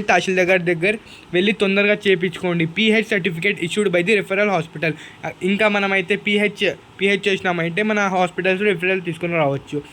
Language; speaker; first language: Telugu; non-native, local second language; Urdu